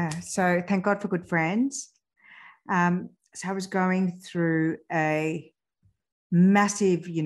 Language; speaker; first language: English; early bilingual, other home language; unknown